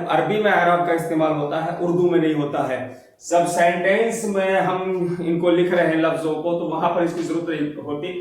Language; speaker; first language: Urdu; native; Urdu